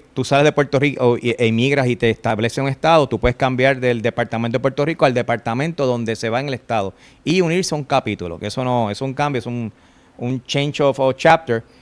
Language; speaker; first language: Spanish; native; Spanish